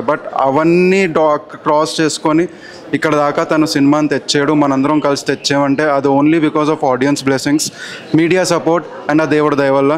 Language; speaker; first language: Telugu; native; Telugu